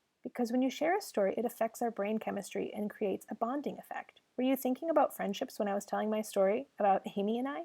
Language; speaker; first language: English; native; English